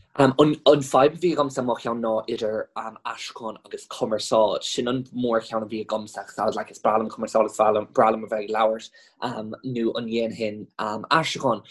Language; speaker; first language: Irish; non-native, local second language; English